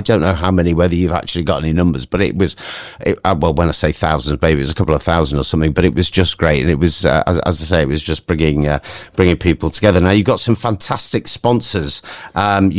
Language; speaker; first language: English; native; English